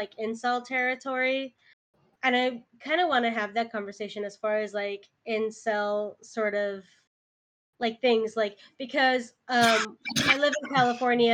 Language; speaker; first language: English; early bilingual, other home language; Spanish